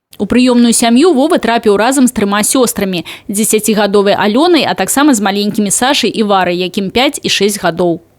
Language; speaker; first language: Belarusian; native; Belarusian